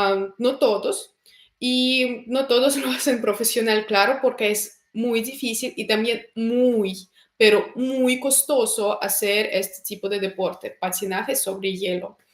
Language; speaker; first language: Spanish; non-native, fluent; Russian